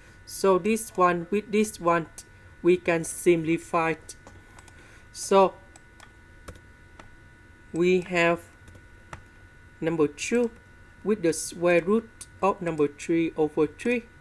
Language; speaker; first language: English; non-native, fluent; Vietnamese